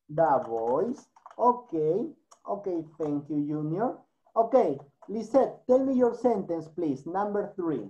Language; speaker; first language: English; non-native, learner; Spanish